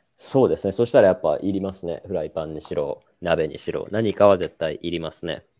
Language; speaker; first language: Japanese; native; Japanese